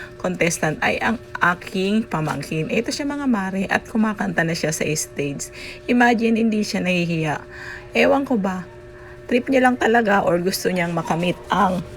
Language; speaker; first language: Filipino; non-native, local second language; Bikol